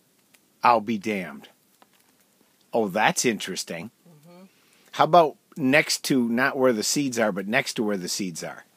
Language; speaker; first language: English; native; English